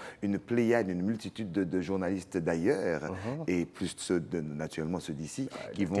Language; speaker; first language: French; native; French